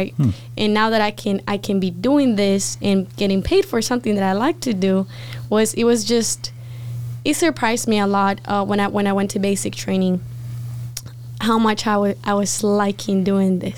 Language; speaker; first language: English; non-native, fluent; Spanish